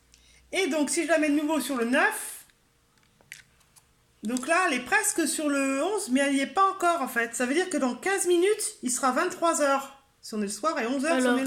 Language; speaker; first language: French; native; French